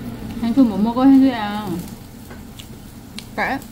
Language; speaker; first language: Korean; non-native, learner; Vietnamese